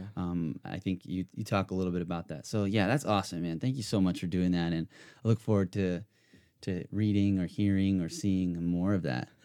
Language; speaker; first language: English; native; English